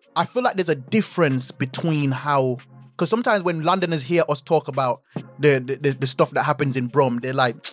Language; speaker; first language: English; native; English